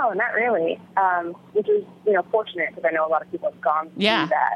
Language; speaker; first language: English; early bilingual, other home language; Vietnamese